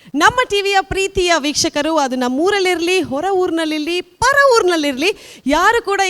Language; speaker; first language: Kannada; non-native, local second language; Tulu